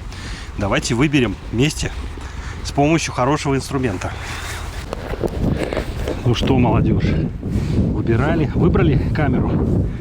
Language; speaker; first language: Russian; native; Russian